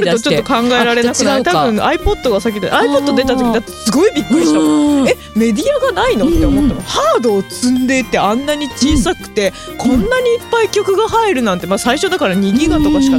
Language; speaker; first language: Japanese; native; Japanese